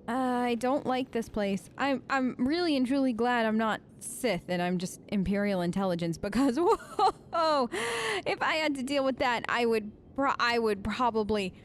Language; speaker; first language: English; native; English